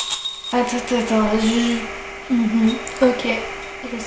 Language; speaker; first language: French; native; French